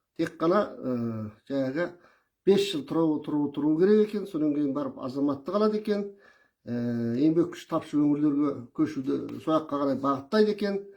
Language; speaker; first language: Kazakh; early bilingual, heritage; Kazakh